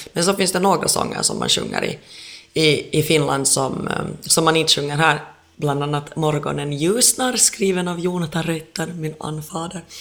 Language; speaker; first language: Swedish; native; Swedish